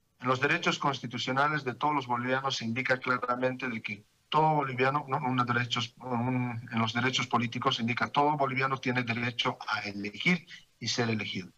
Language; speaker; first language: Spanish; native; Spanish